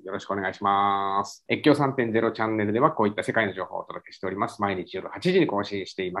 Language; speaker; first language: Japanese; native; Japanese